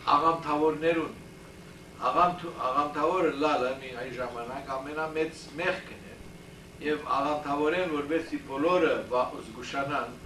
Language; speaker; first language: Armenian; early bilingual, heritage; Armenian